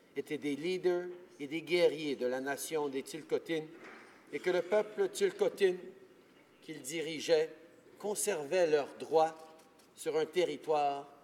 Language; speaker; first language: French; early bilingual, heritage; French